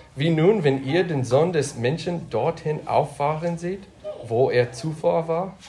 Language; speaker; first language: German; non-native, fluent; English